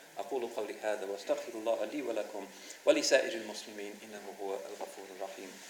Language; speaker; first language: Arabic; non-native, fluent; English